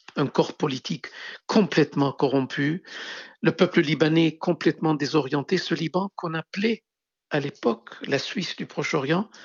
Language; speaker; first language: French; non-native, local second language; Arabic